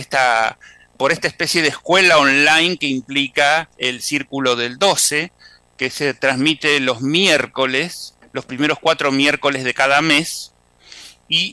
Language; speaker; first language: Spanish; native; Spanish